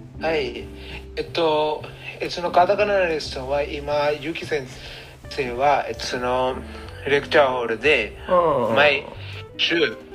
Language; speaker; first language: Japanese; non-native, learner; Bangla